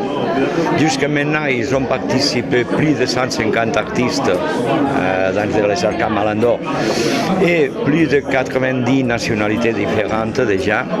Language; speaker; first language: French; non-native, fluent; Catalan